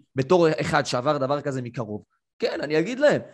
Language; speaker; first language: Hebrew; native; Hebrew